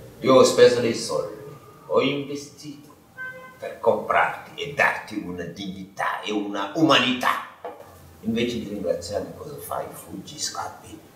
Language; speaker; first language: Italian; non-native, fluent; Wolof